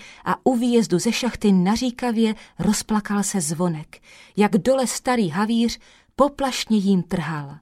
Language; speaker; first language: Czech; native; Czech